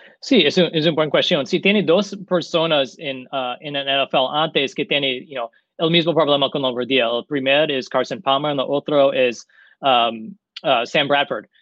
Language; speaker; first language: Spanish; non-native, learner; English